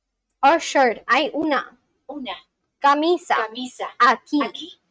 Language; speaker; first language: Spanish; non-native, learner; English